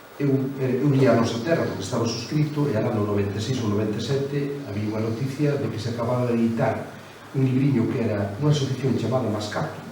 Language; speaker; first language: Galician; native; Galician